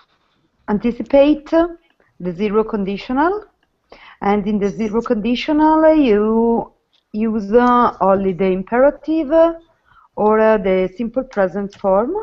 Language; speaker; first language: English; non-native, learner; Italian